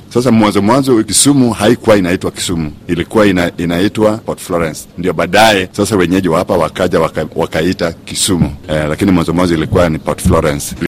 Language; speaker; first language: Swahili; non-native, local second language; Luo (Kenya and Tanzania)